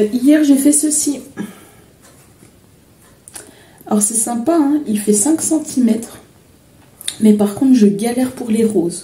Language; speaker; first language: French; native; French